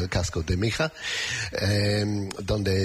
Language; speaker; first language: Spanish; non-native, learner; English